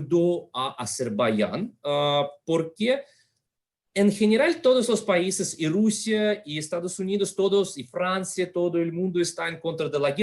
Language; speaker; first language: Spanish; non-native, fluent; Russian